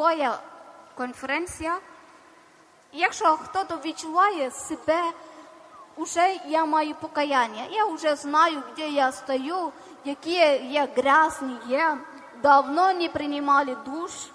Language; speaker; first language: Ukrainian; non-native, learner; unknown